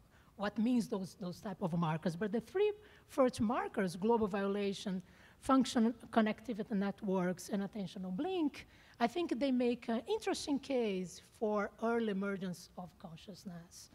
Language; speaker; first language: English; non-native, fluent; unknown